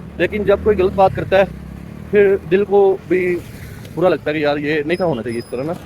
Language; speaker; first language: Urdu; non-native, local second language; Punjabi